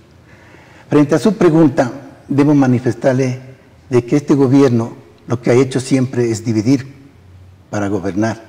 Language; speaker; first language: Spanish; native; Spanish